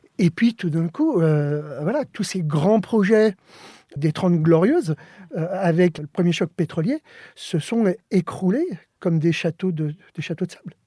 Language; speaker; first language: French; early bilingual, other home language; Spanish